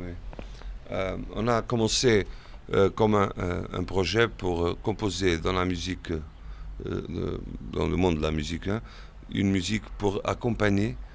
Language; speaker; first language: French; non-native, fluent; Portuguese